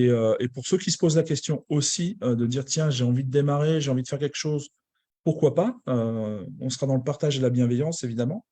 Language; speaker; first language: French; native; French